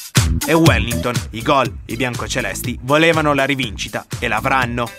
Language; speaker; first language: Italian; native; Italian